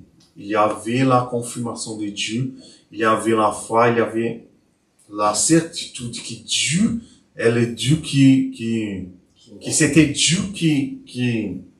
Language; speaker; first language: French; non-native, learner; Portuguese